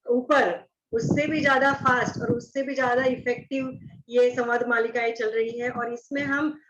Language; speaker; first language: Hindi; non-native, local second language; Marathi